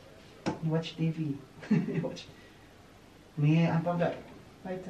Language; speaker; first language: German; non-native, learner; Filipino